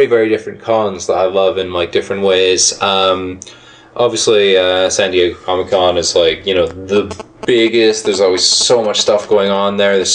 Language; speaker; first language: English; native; English